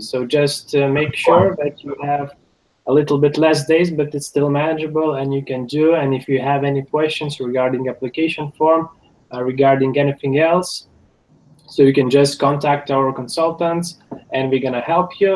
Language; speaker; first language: English; non-native, fluent; Lithuanian